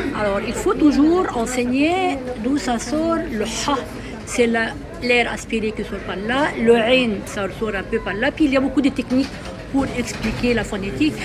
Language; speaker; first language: French; non-native, local second language; Arabic